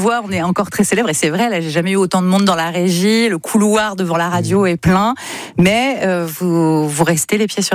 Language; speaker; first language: French; native; French